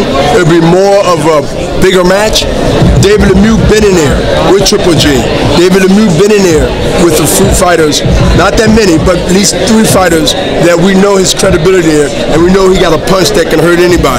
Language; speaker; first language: English; native; English